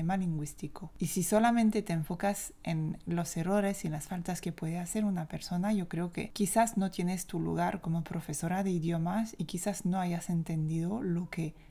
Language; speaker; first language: Spanish; non-native, fluent; French